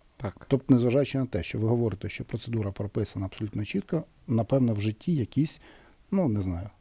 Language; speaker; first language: Ukrainian; native; Ukrainian